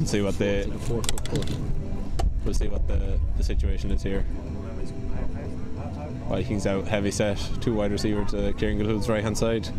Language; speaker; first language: English; native; English